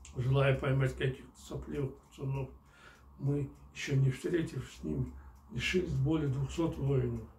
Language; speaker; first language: Russian; non-native, local second language; Kyrgyz